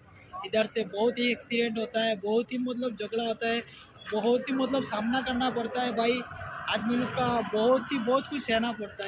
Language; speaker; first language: Hindi; non-native, local second language; Bangla